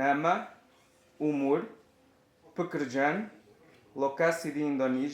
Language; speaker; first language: Indonesian; non-native, learner; Portuguese